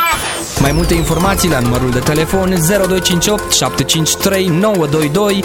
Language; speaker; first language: Romanian; native; Romanian